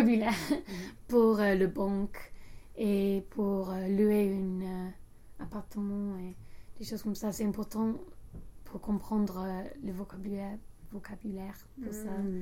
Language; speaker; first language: French; non-native, learner; English